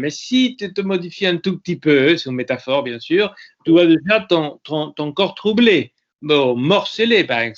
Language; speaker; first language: French; non-native, fluent; Spanish